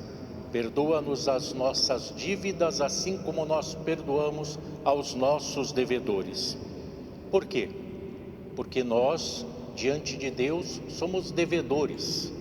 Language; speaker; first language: Portuguese; native; Portuguese